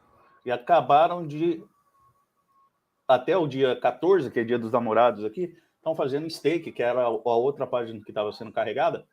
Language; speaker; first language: Portuguese; native; Portuguese